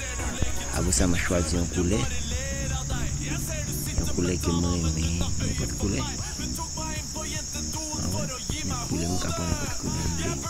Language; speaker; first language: French; non-native, learner; Haitian Creole